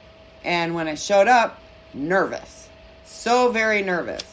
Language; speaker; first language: English; native; English